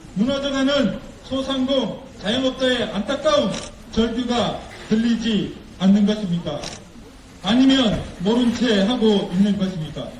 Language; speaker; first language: Korean; native; Korean